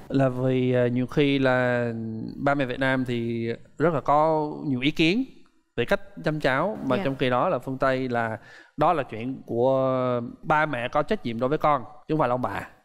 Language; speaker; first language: Vietnamese; non-native, fluent; English